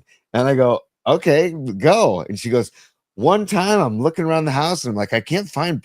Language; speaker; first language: English; native; English